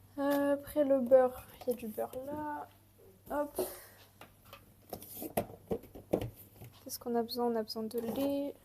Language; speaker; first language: French; native; French